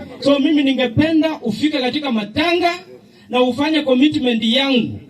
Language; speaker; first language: Swahili; non-native, local second language; Luyia